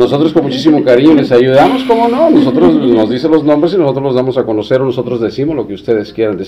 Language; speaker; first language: Spanish; native; Spanish